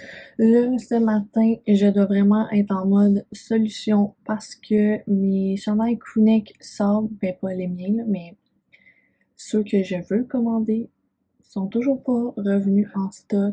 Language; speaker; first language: French; native; French